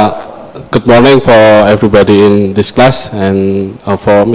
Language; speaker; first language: English; non-native, learner; Indonesian